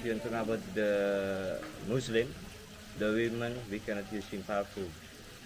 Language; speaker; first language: English; non-native, learner; Indonesian